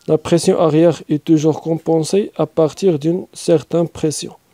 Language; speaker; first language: French; non-native, local second language; Arabic